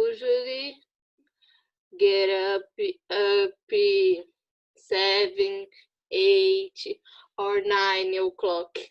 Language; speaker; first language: English; non-native, learner; Portuguese